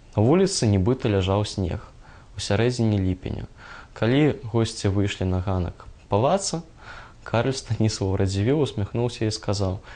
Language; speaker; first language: Belarusian; native; Belarusian